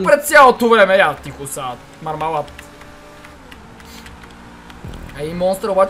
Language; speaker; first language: Bulgarian; native; Bulgarian